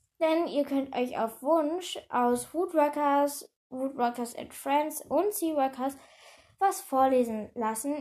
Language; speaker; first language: German; native; German